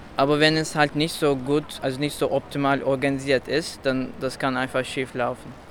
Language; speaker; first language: German; non-native, fluent; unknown